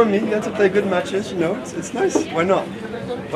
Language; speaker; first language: English; non-native, fluent; French